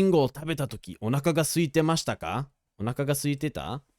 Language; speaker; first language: Japanese; non-native, fluent; English